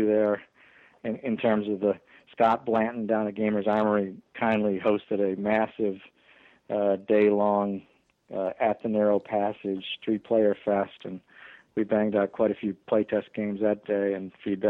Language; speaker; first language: English; native; English